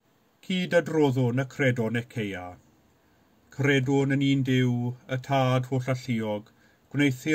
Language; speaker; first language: Welsh; native; Welsh